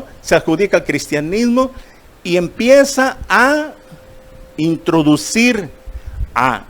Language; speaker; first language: Spanish; native; Spanish